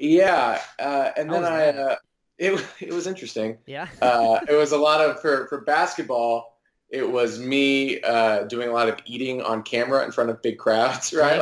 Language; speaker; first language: English; native; English